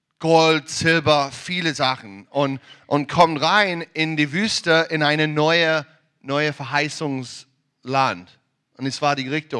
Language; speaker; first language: German; non-native, learner; English